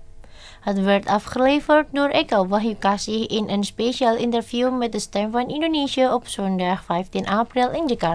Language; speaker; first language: Dutch; non-native, fluent; Indonesian